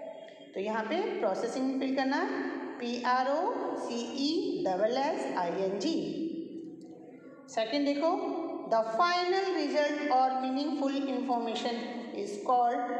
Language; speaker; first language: Hindi; native; Hindi